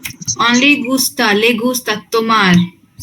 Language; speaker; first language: Spanish; non-native, fluent; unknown